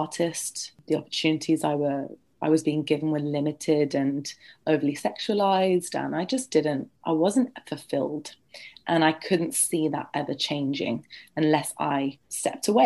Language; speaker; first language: English; native; English